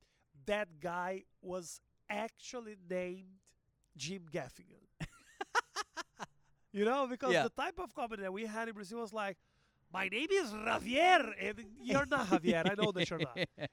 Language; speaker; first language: English; non-native, fluent; Portuguese